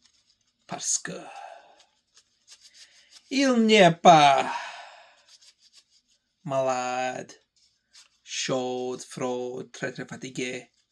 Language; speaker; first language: French; non-native, learner; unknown